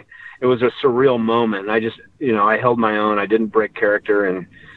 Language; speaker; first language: English; native; English